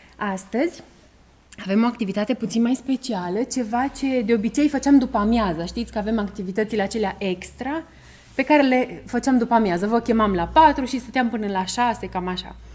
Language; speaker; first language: Romanian; native; Romanian